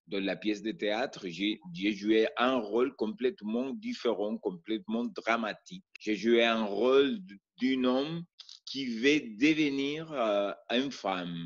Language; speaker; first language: French; non-native, learner; Spanish